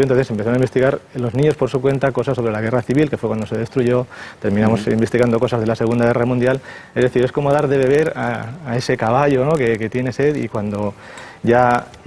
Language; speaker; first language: Spanish; native; Spanish